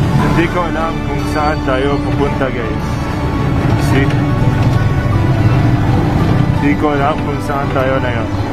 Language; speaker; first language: Filipino; non-native, learner; Arabic